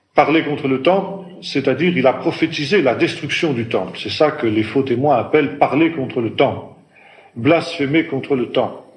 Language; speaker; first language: French; native; French